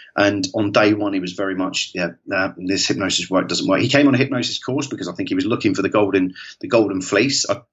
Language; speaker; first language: English; native; English